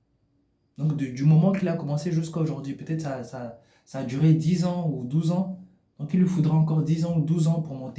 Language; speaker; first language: French; native; French